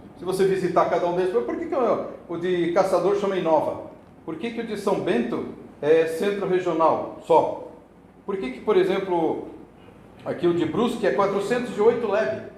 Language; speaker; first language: Portuguese; native; Portuguese